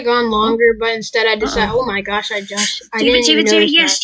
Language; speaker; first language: English; native; English